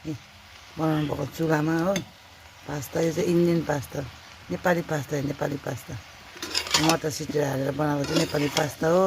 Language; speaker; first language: Nepali; native; Nepali